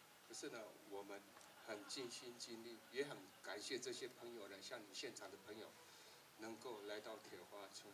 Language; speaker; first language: Chinese; native; Chinese